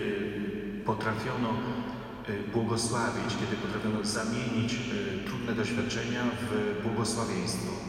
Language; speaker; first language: Polish; native; Polish